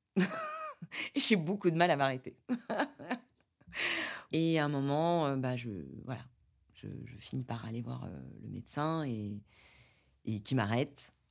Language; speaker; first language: French; native; French